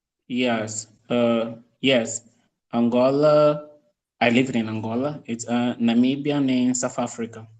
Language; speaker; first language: English; non-native, fluent; Portuguese